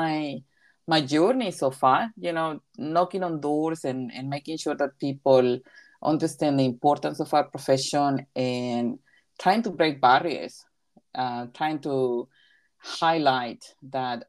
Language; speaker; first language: English; non-native, fluent; Spanish